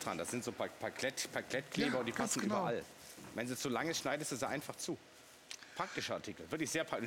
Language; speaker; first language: German; native; German